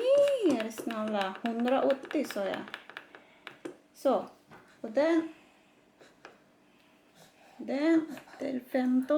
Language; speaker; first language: Swedish; non-native, local second language; Filipino